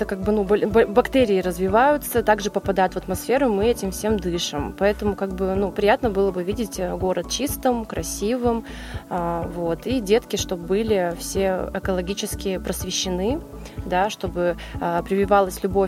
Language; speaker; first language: Russian; non-native, local second language; Yakut